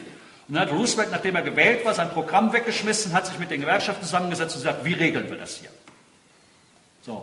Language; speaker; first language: German; native; German